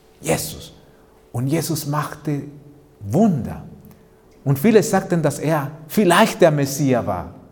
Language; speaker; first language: German; non-native, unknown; Spanish